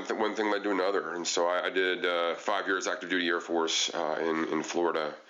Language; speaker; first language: English; native; English